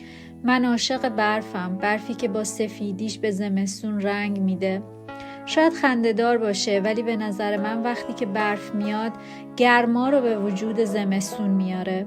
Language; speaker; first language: Persian; native; Persian